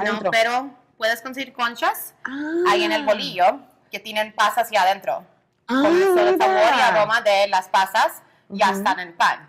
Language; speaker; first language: Spanish; early bilingual, heritage; Spanish